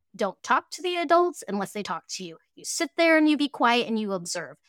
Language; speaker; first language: English; early bilingual, other home language; Cantonese